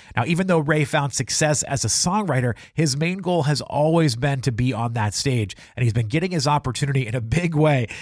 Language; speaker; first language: English; native; English